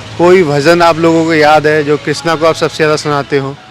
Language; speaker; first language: Hindi; native; Hindi